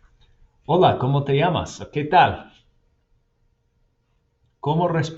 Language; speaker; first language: Spanish; non-native, fluent; English